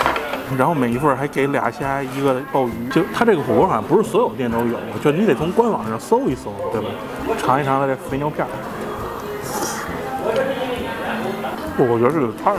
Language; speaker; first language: Chinese; native; Chinese